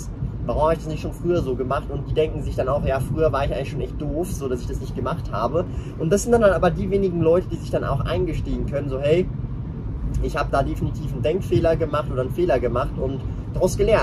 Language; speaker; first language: German; native; German